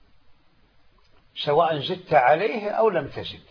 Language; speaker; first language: Arabic; native; Arabic